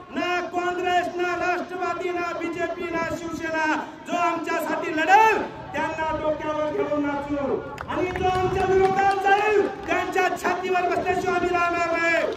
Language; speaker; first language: Marathi; non-native, local second language; Lambadi